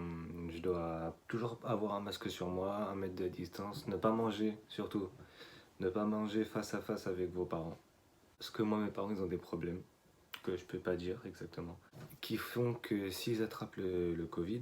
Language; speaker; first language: French; native; French